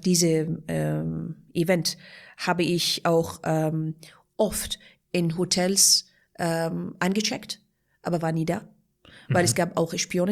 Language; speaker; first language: German; non-native, fluent; Persian